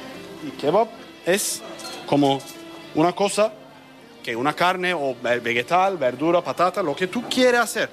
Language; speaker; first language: Spanish; non-native, learner; Turkish